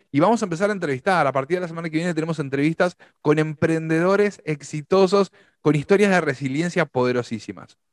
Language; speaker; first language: Spanish; native; Spanish